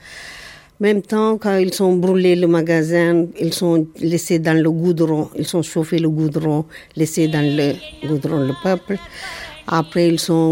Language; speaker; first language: French; non-native, learner; Tamil